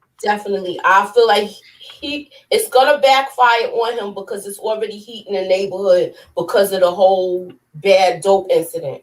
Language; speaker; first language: English; native; English